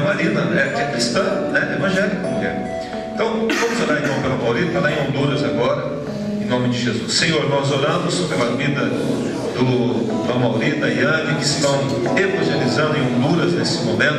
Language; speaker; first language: Portuguese; native; Portuguese